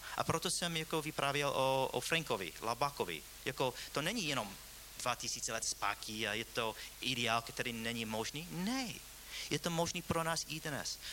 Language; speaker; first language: Czech; non-native, fluent; English